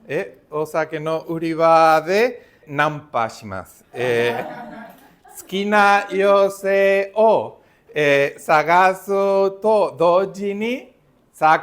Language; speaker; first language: Japanese; non-native, learner; Spanish